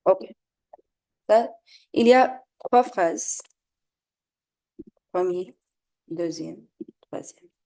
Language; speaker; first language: French; non-native, fluent; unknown